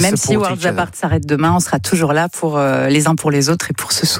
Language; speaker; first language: French; native; French